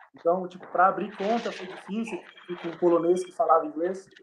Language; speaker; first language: Portuguese; native; Portuguese